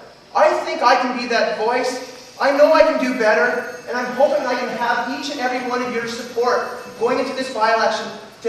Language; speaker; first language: English; native; English